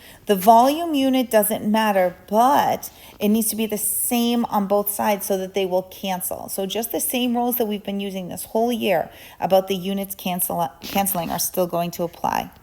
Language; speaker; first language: English; native; English